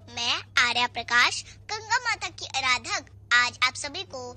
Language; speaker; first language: Hindi; native; Hindi